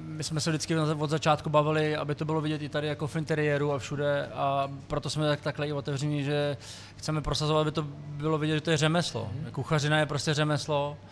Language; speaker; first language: Czech; early bilingual, other home language; Ukrainian